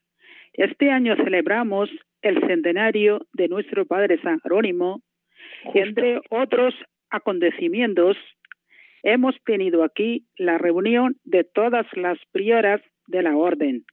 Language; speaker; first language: Spanish; non-native, fluent; Malayalam